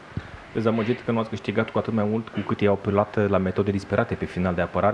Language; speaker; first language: Romanian; native; Romanian